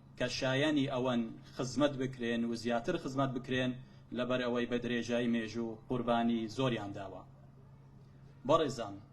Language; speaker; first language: Central Kurdish; non-native, local second language; Assyrian Neo-Aramaic